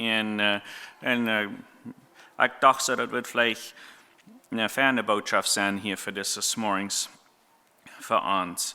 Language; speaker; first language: German; non-native, learner; Plautdietsch